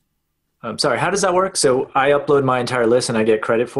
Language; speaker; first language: English; native; English